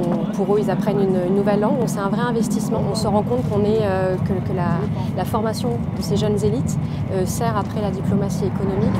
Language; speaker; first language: French; native; French